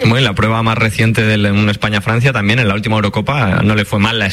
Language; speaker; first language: Spanish; native; Spanish